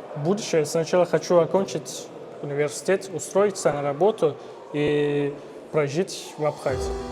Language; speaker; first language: Russian; non-native, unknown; Turkish